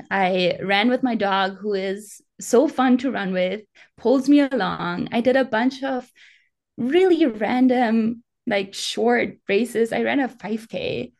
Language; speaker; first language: English; non-native, fluent; German